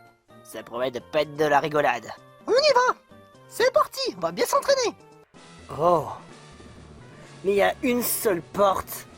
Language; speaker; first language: French; native; French